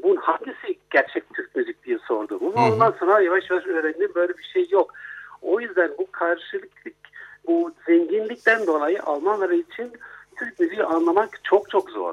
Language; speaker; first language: Turkish; non-native, fluent; German